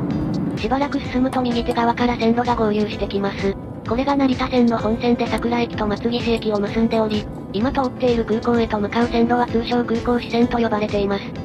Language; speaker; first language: Japanese; native; Japanese